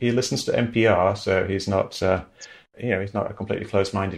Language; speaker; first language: English; native; English